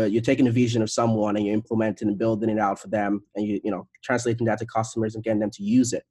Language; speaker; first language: English; non-native, local second language; Igbo